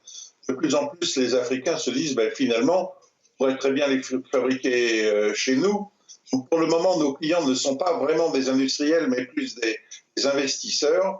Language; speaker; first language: French; native; French